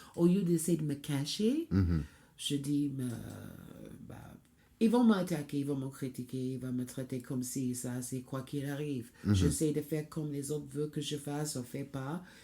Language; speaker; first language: French; non-native, fluent; English